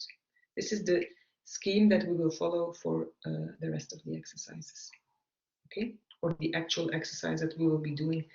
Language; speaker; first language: English; non-native, fluent; Dutch